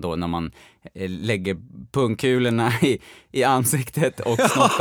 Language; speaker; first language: Swedish; native; Swedish